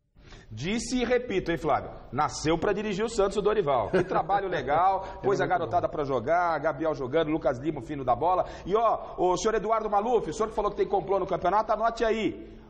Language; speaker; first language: Portuguese; native; Portuguese